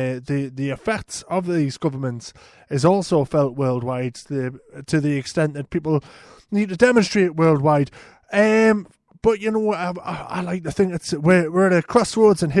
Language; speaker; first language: English; native; English